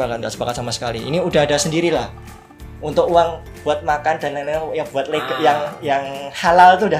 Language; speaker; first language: Indonesian; native; Indonesian